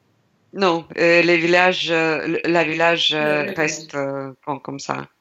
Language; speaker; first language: French; non-native, learner; Russian